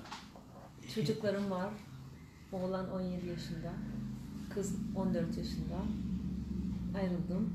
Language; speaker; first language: Turkish; early bilingual, heritage; Turkish